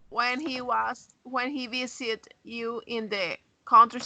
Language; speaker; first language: English; non-native, learner; Spanish